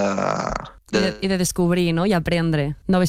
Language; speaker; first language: Catalan; native; Catalan